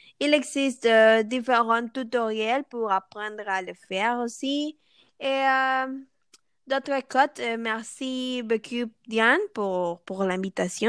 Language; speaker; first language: French; non-native, learner; Spanish